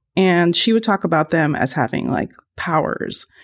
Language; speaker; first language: English; early bilingual, other home language; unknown